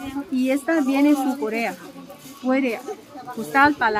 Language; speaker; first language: Spanish; non-native, learner; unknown